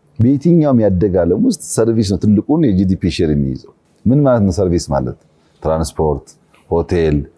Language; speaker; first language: Amharic; non-native, local second language; Oromo